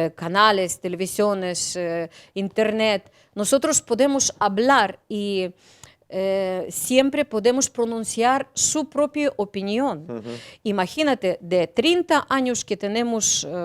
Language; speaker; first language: Spanish; non-native, learner; Ukrainian